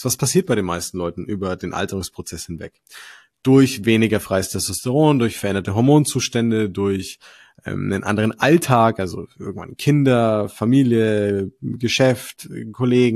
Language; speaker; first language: German; native; German